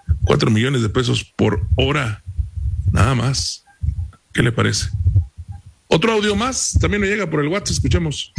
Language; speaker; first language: Spanish; native; Spanish